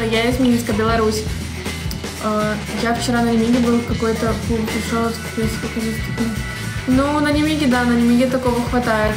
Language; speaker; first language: Russian; native; Russian